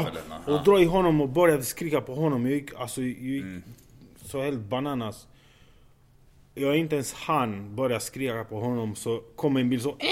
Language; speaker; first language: Swedish; non-native, fluent; Romanian